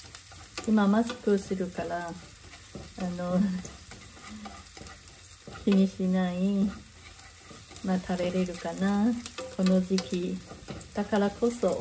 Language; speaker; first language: Japanese; non-native, learner; Chinese